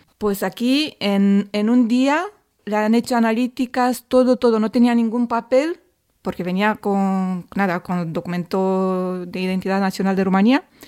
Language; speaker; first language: Spanish; non-native, fluent; Romanian